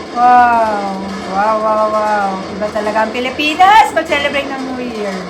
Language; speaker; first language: Filipino; native; Filipino